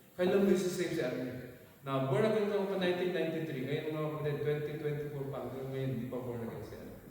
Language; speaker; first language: Filipino; native; Filipino